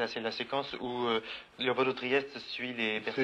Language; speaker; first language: French; native; French